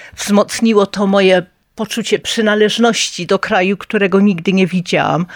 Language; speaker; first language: Polish; early bilingual, heritage; Polish